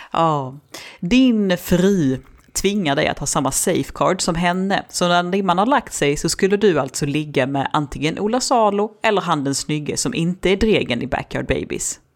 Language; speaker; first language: Swedish; native; Swedish